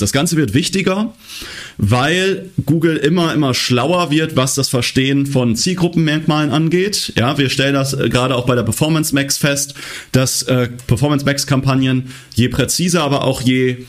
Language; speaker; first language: German; native; German